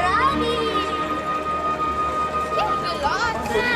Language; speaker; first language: Italian; native; Italian